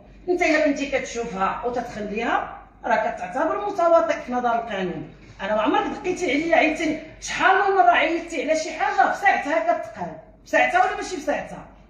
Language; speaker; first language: Arabic; native; Arabic